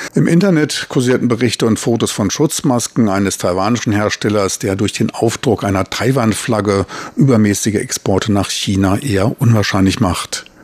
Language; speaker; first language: German; native; German